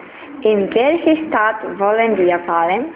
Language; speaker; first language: German; non-native, learner; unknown